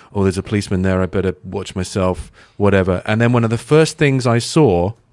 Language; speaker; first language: English; native; English